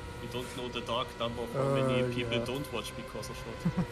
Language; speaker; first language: English; non-native, learner; German